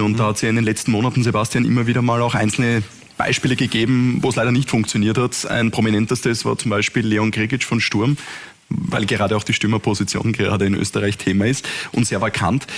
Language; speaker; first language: German; native; German